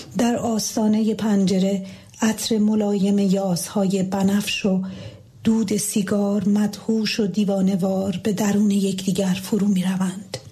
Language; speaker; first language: Persian; native; Persian